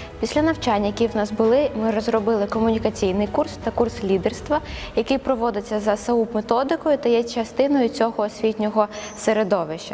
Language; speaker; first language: Ukrainian; native; Ukrainian